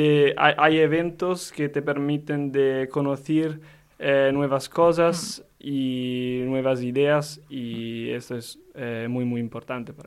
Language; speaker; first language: Spanish; non-native, learner; Italian